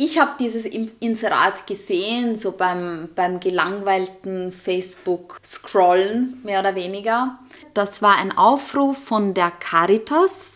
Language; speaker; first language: German; non-native, fluent; Italian